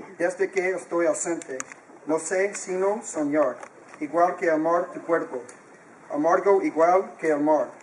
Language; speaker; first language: Spanish; non-native, learner; English